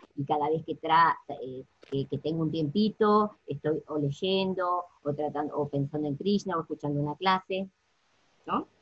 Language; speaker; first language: Spanish; native; Spanish